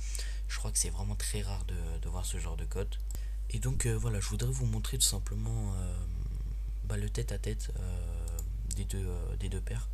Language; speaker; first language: French; native; French